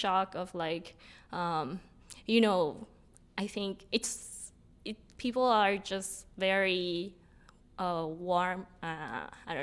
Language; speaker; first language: English; non-native, fluent; Spanish